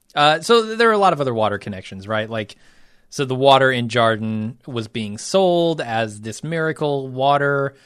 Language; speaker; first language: English; native; English